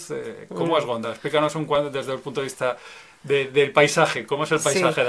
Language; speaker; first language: Spanish; native; Spanish